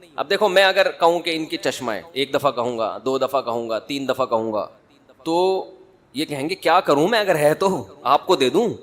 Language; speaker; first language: Urdu; native; Urdu